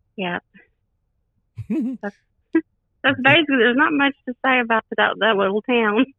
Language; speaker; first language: English; native; English